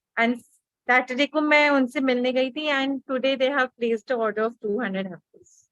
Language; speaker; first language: Hindi; non-native, local second language; Assamese